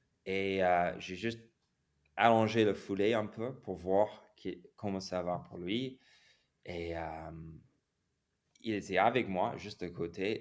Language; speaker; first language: French; non-native, fluent; English